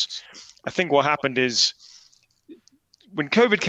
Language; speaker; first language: English; native; English